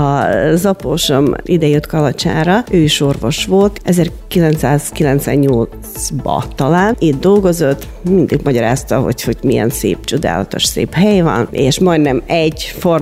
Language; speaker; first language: Hungarian; non-native, fluent; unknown